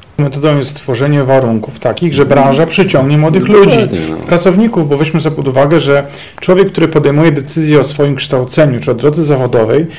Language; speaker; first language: Polish; native; Polish